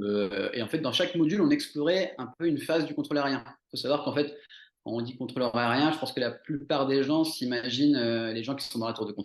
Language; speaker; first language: French; native; French